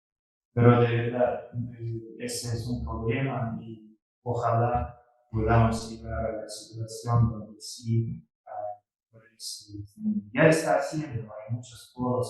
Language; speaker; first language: Spanish; non-native, fluent; Russian